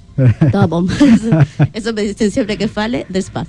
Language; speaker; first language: Portuguese; non-native, learner; Spanish